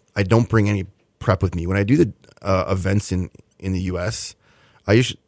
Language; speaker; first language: English; native; English